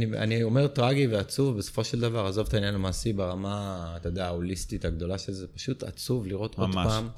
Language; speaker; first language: Hebrew; native; Hebrew